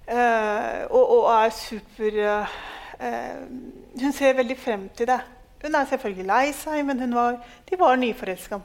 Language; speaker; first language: Norwegian; early bilingual, other home language; Urdu